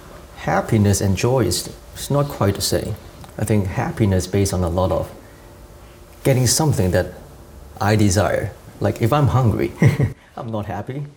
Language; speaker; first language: English; non-native, local second language; Cantonese